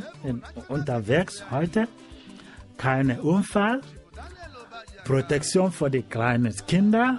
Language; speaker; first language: German; non-native, learner; Igbo